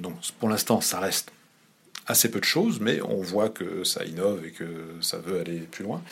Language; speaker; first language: French; native; French